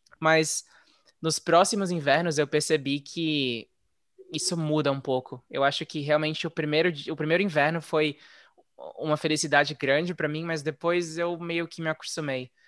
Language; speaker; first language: Portuguese; native; Portuguese